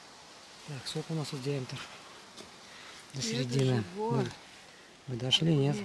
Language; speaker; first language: Russian; native; Russian